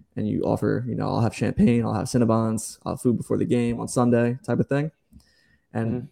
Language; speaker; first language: English; native; English